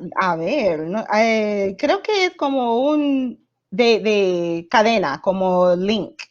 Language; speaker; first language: Spanish; non-native, fluent; English